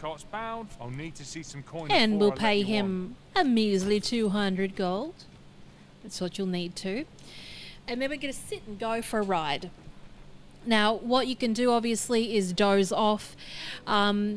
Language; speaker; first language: English; native; English